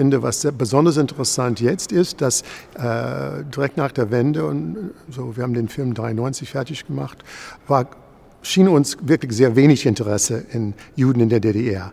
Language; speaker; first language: German; non-native, fluent; English